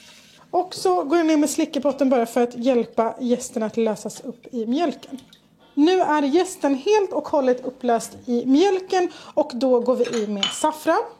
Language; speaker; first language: Swedish; native; Swedish